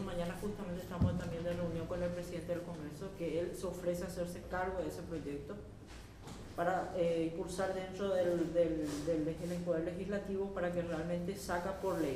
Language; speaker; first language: Spanish; native; Spanish